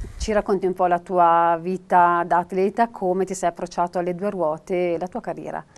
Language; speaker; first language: Italian; native; Italian